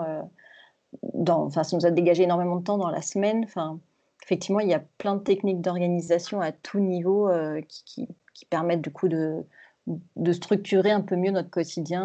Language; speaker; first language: French; native; French